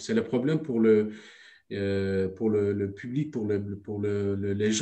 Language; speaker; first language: French; non-native, learner; Turkish